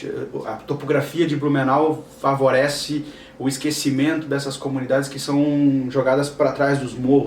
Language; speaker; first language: Portuguese; native; Portuguese